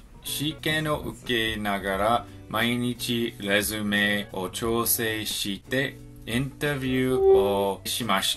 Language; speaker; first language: Japanese; non-native, learner; English